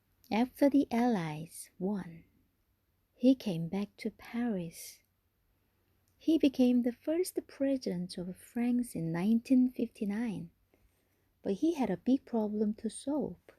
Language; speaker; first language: English; non-native, fluent; Korean